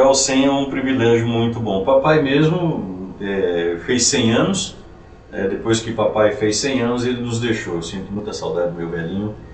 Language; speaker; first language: Portuguese; native; Portuguese